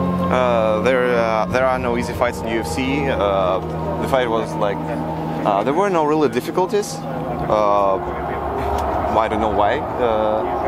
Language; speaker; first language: English; non-native, learner; Russian